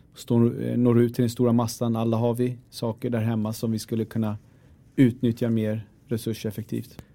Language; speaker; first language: Swedish; early bilingual, other home language; Kurdish